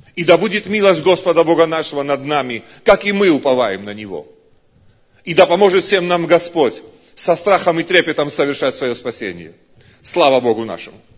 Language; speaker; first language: Russian; non-native, local second language; Georgian